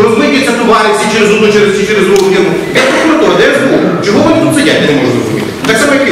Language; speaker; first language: Ukrainian; native; Ukrainian